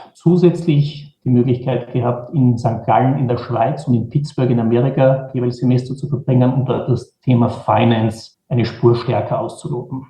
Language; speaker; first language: German; native; German